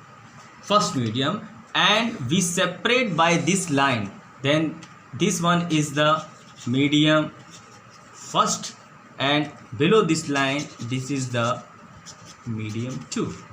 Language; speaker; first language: English; non-native, local second language; Hindi